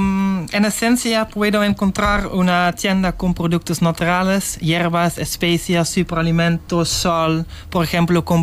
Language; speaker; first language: Spanish; non-native, learner; Dutch